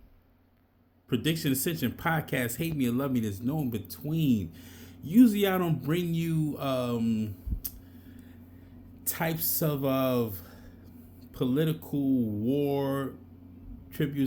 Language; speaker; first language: English; native; English